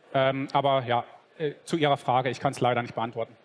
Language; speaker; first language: German; native; German